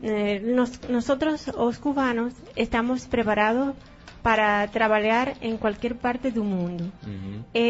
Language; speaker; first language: Portuguese; non-native, learner; Spanish